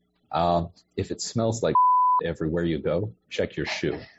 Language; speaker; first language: English; native; English